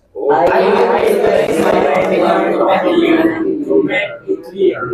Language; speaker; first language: English; non-native, learner; Indonesian